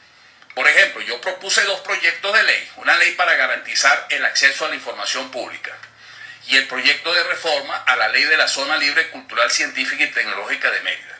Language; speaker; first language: Spanish; native; Spanish